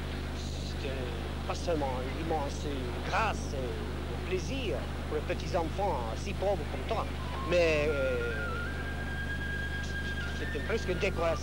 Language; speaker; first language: French; non-native, fluent; Hungarian